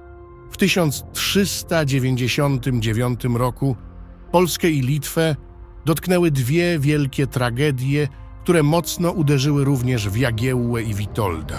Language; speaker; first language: Polish; native; Polish